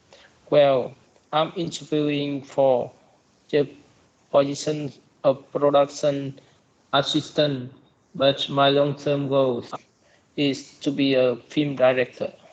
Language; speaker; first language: English; non-native, learner; Vietnamese